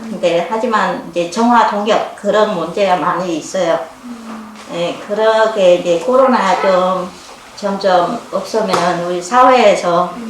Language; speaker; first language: Korean; non-native, learner; Vietnamese